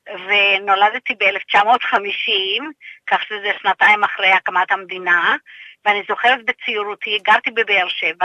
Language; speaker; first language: Hebrew; early bilingual, other home language; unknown